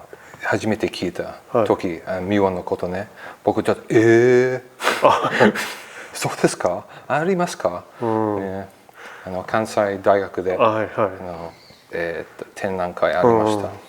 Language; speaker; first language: Japanese; non-native, learner; English